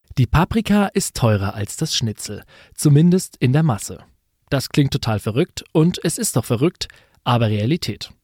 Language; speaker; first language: German; native; German